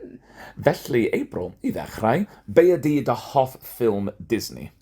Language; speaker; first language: Welsh; non-native, fluent; English